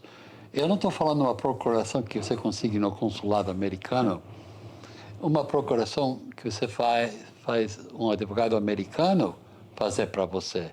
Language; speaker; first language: Portuguese; non-native, fluent; English